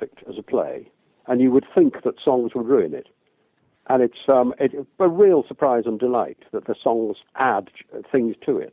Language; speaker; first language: English; native; English